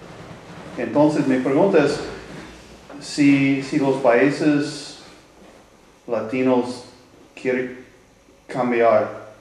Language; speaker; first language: Spanish; non-native, learner; English